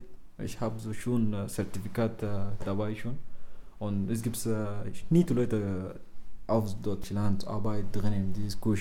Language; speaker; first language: German; non-native, learner; Arabic